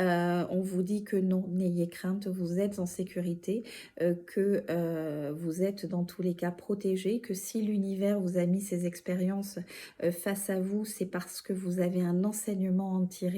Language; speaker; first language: French; native; French